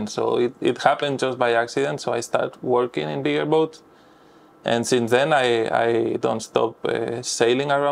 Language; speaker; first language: English; non-native, fluent; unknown